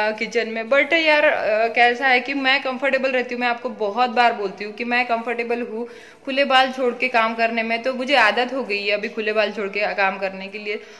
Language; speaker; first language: Hindi; non-native, local second language; Marathi